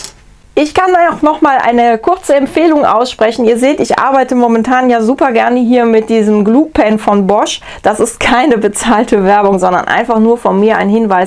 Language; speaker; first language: German; native; German